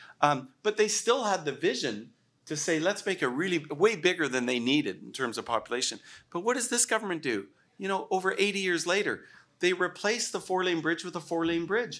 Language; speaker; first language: English; native; English